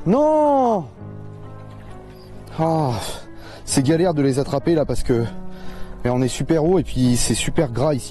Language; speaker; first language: French; native; French